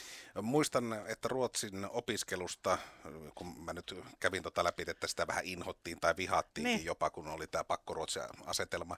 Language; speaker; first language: Finnish; native; Finnish